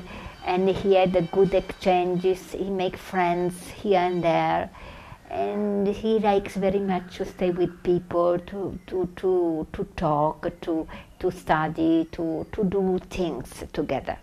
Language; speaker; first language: English; non-native, learner; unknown